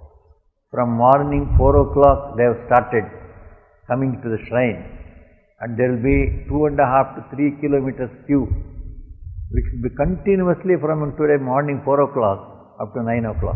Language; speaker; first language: English; non-native, local second language; Tamil